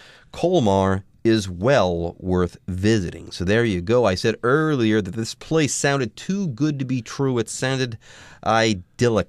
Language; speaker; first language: English; native; English